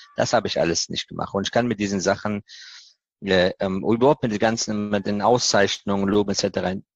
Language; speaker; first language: German; non-native, fluent; Persian